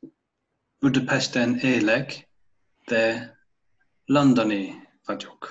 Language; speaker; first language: Hungarian; non-native, learner; English